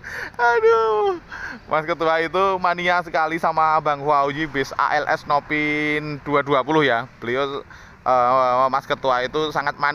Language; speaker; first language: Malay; non-native, local second language; Javanese